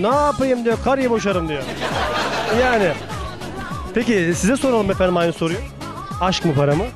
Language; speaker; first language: Turkish; native; Turkish